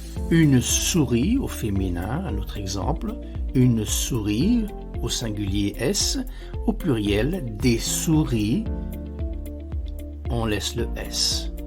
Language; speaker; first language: French; non-native, fluent; Italian